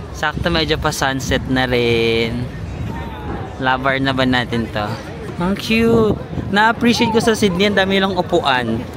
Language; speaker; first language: Filipino; non-native, local second language; Cebuano